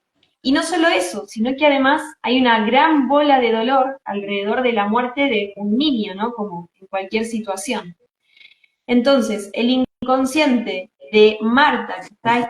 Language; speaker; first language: Spanish; native; Spanish